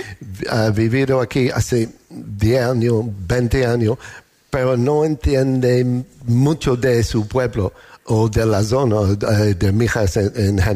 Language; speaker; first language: Spanish; non-native, learner; English